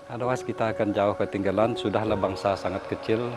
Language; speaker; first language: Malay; non-native, local second language; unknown